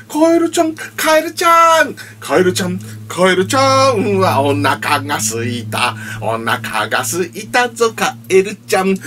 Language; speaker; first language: Japanese; native; Japanese